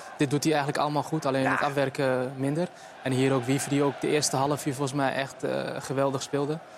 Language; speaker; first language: Dutch; early bilingual, other home language; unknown